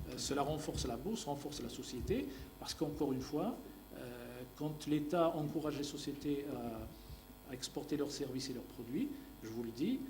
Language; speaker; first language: French; non-native, local second language; Arabic